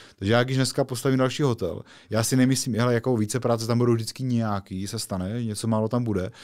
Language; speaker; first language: Czech; native; Czech